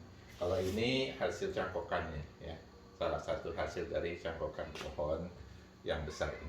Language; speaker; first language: Indonesian; native; Indonesian